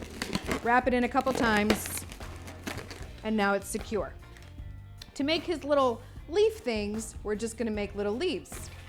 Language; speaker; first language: English; native; English